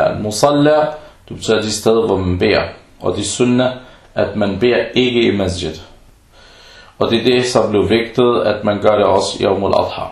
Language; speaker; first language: Danish; early bilingual, other home language; Arabic